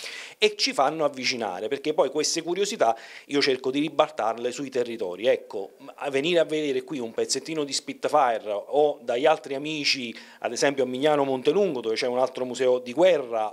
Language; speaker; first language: Italian; native; Italian